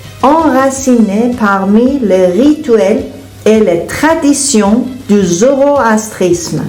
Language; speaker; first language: French; non-native, fluent; Persian